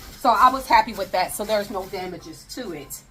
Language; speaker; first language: English; native; English